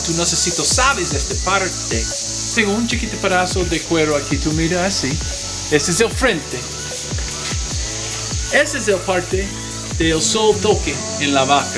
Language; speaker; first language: Spanish; non-native, learner; English